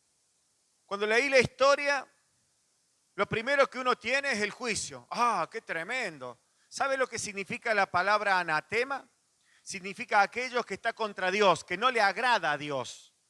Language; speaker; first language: Spanish; native; Spanish